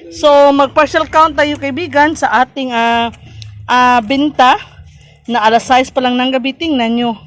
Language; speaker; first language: Filipino; non-native, local second language; Cebuano